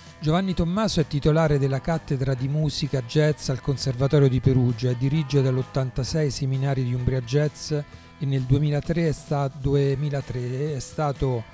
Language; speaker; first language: Italian; native; Italian